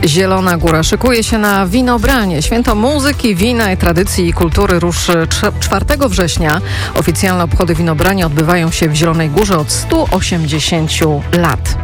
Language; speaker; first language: Polish; native; Polish